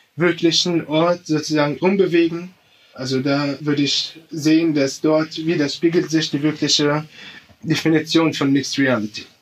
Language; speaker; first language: German; non-native, fluent; Arabic